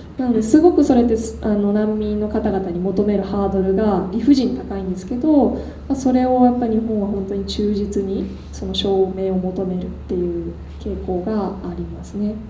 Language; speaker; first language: Japanese; native; Japanese